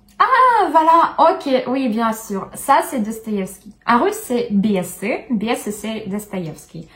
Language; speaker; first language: French; non-native, fluent; Russian